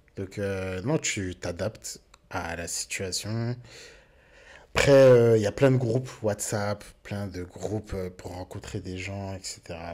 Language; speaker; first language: French; early bilingual, other home language; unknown